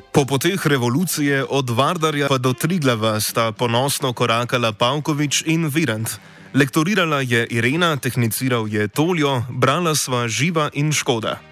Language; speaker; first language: Slovenian; native; Slovenian